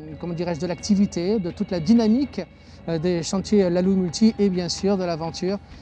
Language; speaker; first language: French; native; French